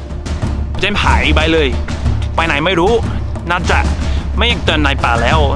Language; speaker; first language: Thai; non-native, fluent; English